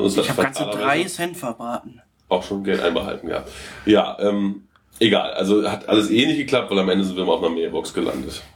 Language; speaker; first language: German; native; German